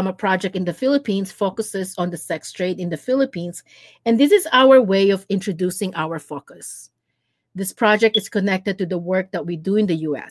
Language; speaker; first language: English; non-native, local second language; Filipino